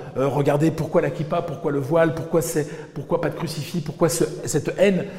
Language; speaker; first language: French; native; French